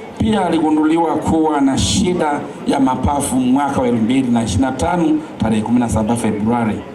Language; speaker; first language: Swahili; non-native, local second language; Luyia